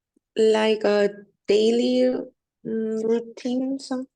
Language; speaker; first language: English; non-native, fluent; Spanish